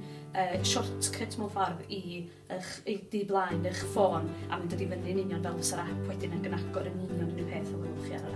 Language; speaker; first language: Welsh; native; Welsh